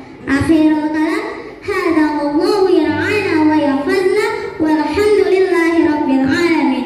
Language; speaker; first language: Arabic; non-native, learner; Indonesian